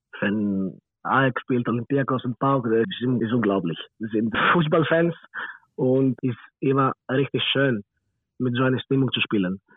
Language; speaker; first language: German; non-native, learner; Greek